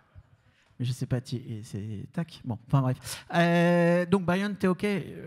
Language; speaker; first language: French; native; French